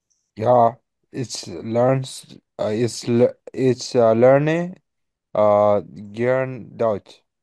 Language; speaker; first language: German; non-native, learner; Bangla